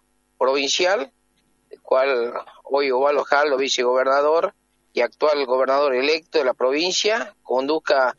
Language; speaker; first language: Spanish; native; Spanish